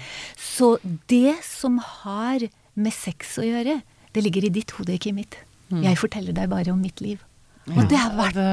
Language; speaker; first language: Norwegian; non-native, fluent; Hebrew